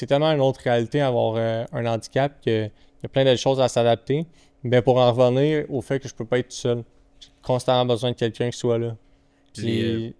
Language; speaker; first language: French; native; French